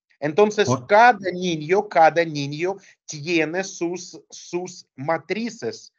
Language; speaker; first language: Spanish; non-native, learner; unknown